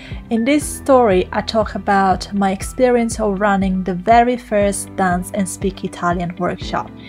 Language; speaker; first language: English; non-native, fluent; Italian